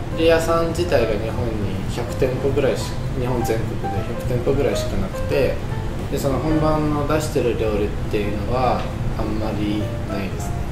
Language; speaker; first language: Japanese; non-native, fluent; Russian